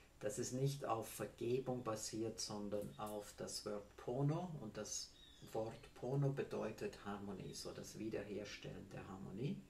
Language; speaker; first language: German; non-native, fluent; English